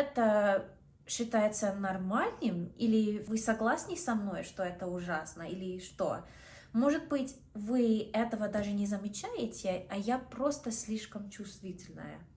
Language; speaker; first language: Russian; non-native, fluent; English